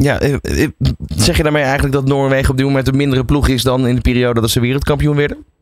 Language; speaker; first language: Dutch; native; Dutch